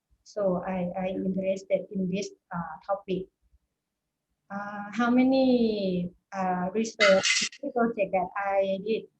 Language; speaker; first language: English; non-native, fluent; Thai